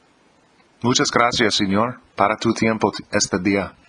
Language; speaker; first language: Spanish; non-native, learner; English